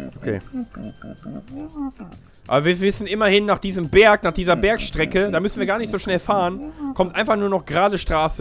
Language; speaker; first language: German; native; German